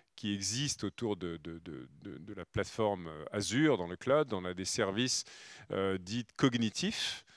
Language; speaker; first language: French; native; French